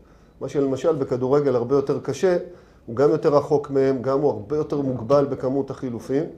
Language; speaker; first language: Hebrew; native; Hebrew